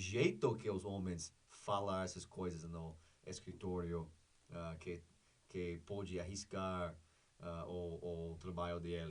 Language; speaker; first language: Portuguese; non-native, fluent; English